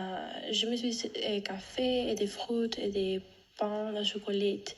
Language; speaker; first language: French; non-native, learner; Spanish